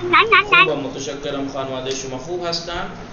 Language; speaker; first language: Persian; non-native, fluent; Urdu